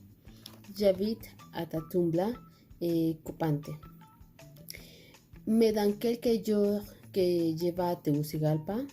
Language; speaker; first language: French; non-native, learner; Spanish